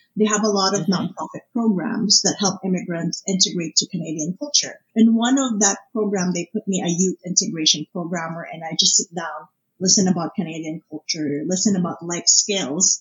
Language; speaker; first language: English; non-native, local second language; Filipino